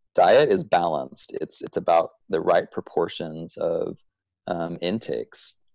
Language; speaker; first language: English; native; English